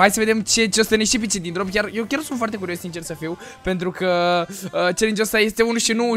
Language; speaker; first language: Romanian; native; Romanian